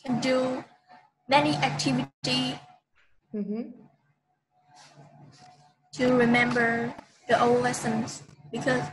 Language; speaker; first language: English; non-native, learner; Vietnamese